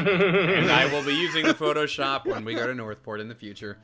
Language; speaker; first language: English; native; English